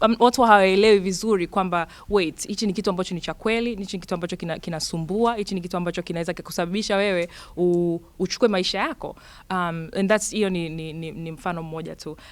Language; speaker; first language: Swahili; native; Swahili